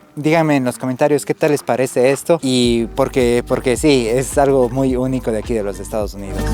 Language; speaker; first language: Spanish; native; Spanish